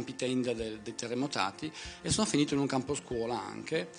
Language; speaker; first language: Italian; native; Italian